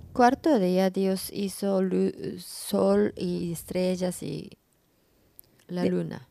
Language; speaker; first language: Spanish; non-native, learner; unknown